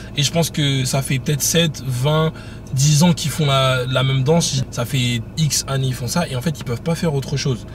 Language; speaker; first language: French; native; French